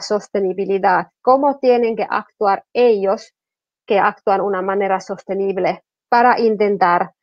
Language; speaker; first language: Spanish; non-native, fluent; Finnish